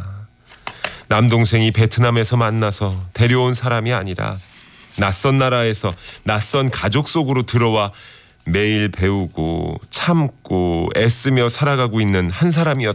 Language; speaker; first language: Korean; native; Korean